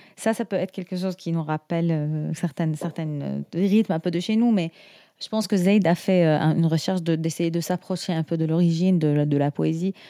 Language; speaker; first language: French; non-native, fluent; Arabic